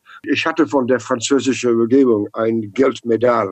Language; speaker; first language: German; non-native, learner; English